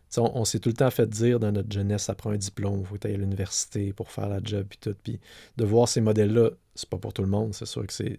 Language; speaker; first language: French; native; French